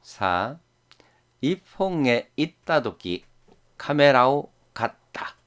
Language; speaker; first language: Japanese; non-native, fluent; Korean